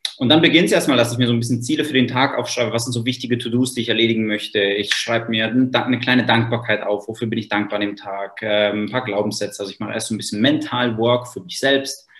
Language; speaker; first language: German; native; German